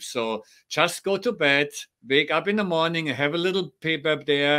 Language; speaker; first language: English; non-native, fluent; German